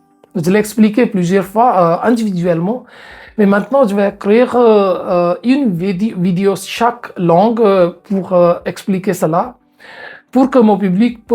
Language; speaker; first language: French; non-native, fluent; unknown